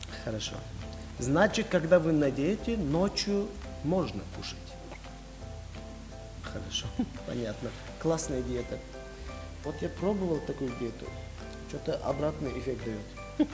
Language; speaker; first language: Russian; non-native, fluent; Tajik